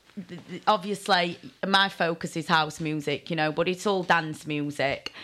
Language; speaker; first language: English; native; English